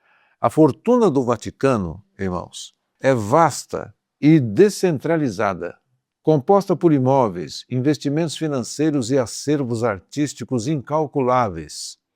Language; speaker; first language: Portuguese; native; Portuguese